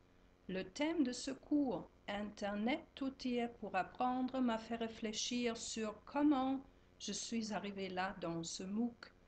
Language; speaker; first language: French; non-native, fluent; German